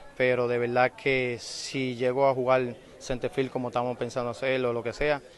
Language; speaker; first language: Spanish; native; Spanish